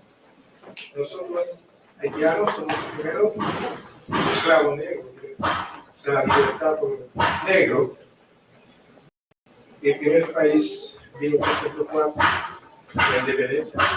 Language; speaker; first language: Spanish; non-native, learner; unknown